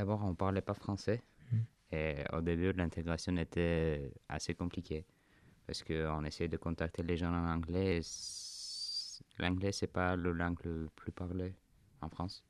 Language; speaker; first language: French; non-native, fluent; Armenian